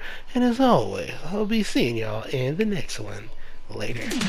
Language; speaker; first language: English; native; English